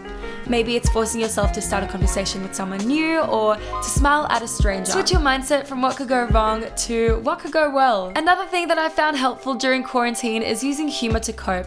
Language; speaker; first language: English; native; English